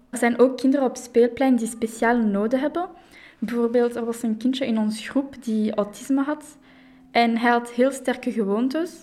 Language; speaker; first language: Dutch; non-native, local second language; French